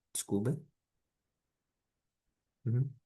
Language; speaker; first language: Portuguese; non-native, fluent; Chinese